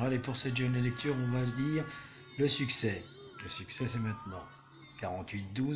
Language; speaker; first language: French; native; French